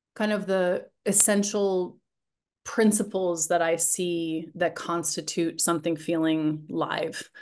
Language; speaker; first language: English; native; English